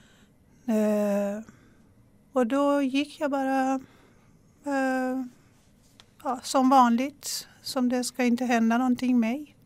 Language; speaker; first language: Swedish; non-native, fluent; Persian